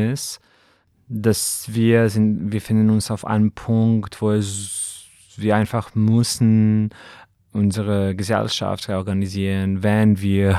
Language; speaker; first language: German; non-native, fluent; Serbian